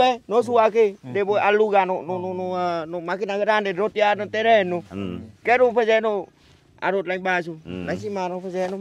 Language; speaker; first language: Portuguese; non-native, learner; Vietnamese